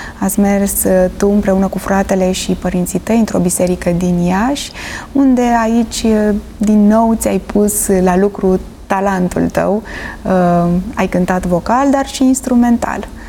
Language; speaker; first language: Romanian; native; Romanian